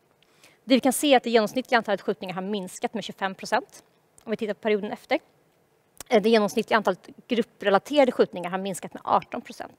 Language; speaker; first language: Swedish; native; Swedish